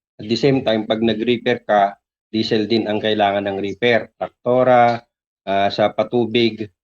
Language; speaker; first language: Filipino; non-native, local second language; Iloko